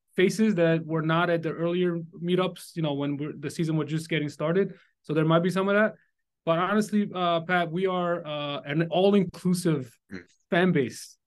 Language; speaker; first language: English; early bilingual, other home language; Italian